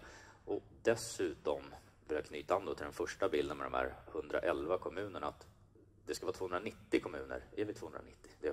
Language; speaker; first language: Swedish; native; Swedish